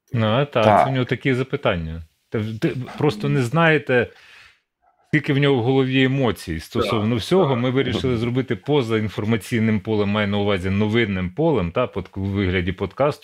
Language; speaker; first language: Ukrainian; native; Ukrainian